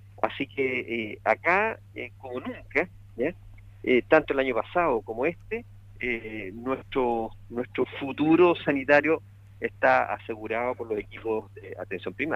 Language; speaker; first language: Spanish; native; Spanish